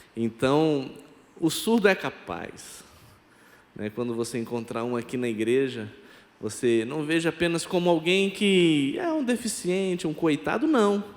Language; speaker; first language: Portuguese; non-native, local second language; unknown